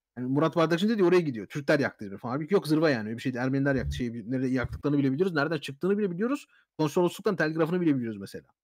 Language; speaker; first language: Turkish; early bilingual, heritage; Turkish